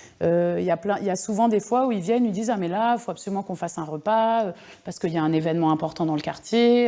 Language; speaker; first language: French; native; French